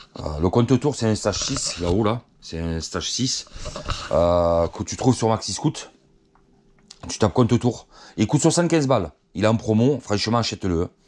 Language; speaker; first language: French; native; French